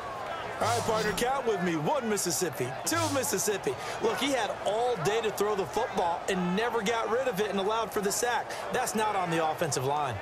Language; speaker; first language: English; native; English